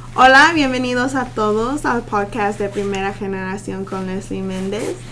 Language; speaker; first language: Spanish; early bilingual, heritage; Spanish